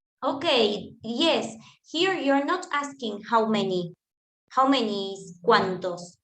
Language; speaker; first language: English; non-native, fluent; Spanish